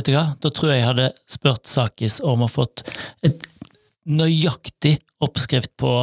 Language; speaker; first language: Norwegian; native; Norwegian